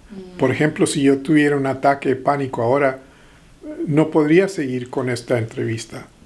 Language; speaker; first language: Spanish; early bilingual, heritage; Spanish